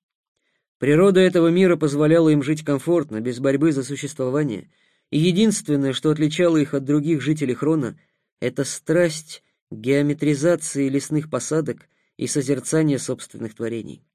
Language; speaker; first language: Russian; native; Russian